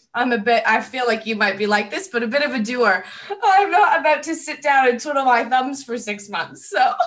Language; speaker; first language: English; native; English